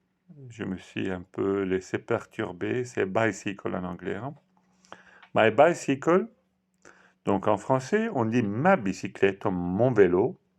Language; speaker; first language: French; non-native, fluent; Italian